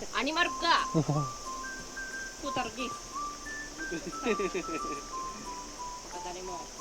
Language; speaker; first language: Japanese; native; Japanese